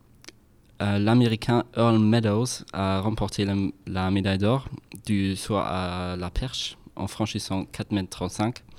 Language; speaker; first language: French; non-native, fluent; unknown